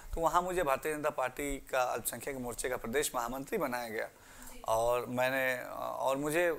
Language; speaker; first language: Hindi; native; Hindi